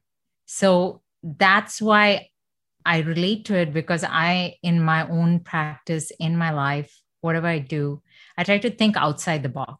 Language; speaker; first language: English; non-native, fluent; Malayalam